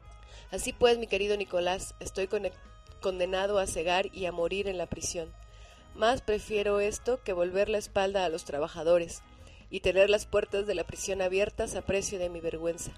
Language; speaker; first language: Spanish; native; Spanish